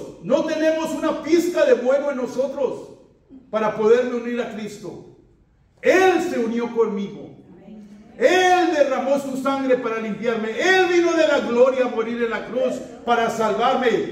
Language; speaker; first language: Spanish; native; Spanish